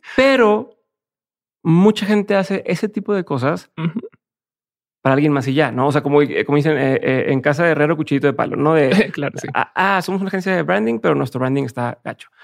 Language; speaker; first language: Spanish; native; Spanish